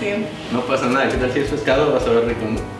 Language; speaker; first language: Spanish; native; Spanish